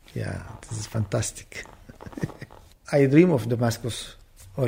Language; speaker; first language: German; non-native, learner; Arabic